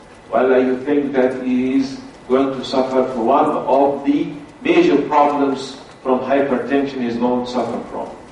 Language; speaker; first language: English; non-native, fluent; Arabic